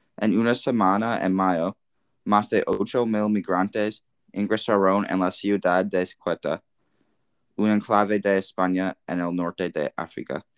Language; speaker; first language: Spanish; non-native, learner; English